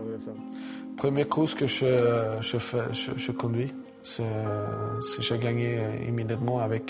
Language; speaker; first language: French; non-native, learner; Swedish